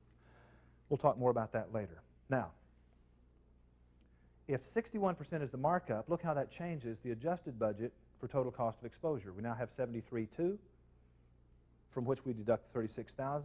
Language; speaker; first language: English; native; English